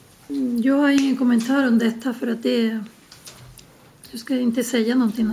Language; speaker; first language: Swedish; non-native, learner; Spanish